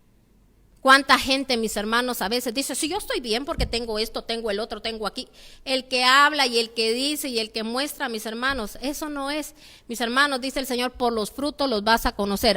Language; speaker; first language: Spanish; native; Spanish